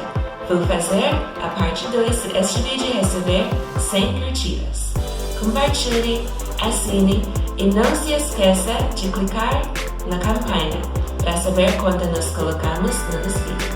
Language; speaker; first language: Portuguese; non-native, fluent; English